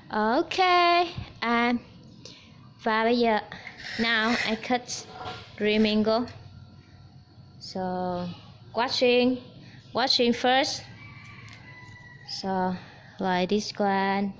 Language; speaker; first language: English; non-native, learner; Vietnamese